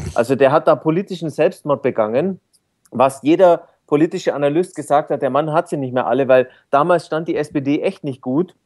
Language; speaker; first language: German; native; German